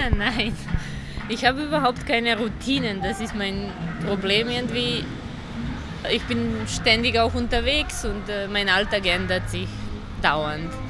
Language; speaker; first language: German; non-native, fluent; Serbian